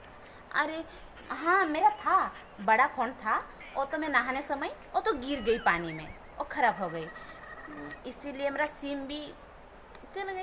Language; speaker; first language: Hindi; non-native, local second language; Santali